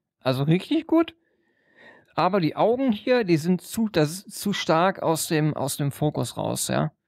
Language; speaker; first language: German; native; German